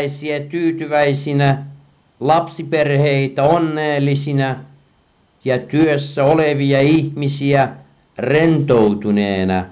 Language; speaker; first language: Finnish; non-native, fluent; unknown